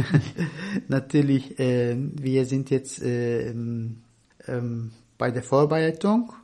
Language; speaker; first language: German; non-native, fluent; Turkish